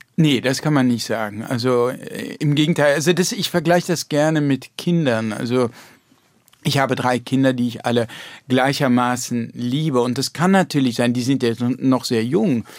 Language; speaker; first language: German; early bilingual, heritage; German